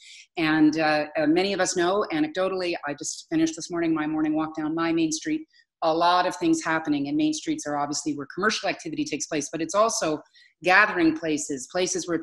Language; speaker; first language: English; native; English